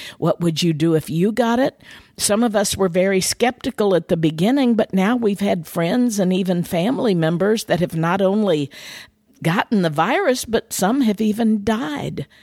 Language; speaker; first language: English; native; English